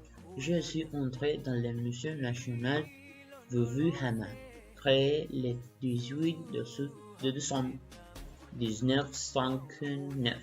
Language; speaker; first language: French; non-native, learner; Spanish